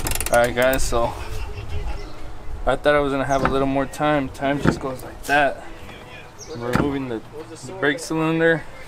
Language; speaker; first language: English; early bilingual, other home language; Spanish